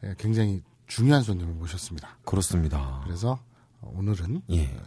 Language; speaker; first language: Korean; native; Korean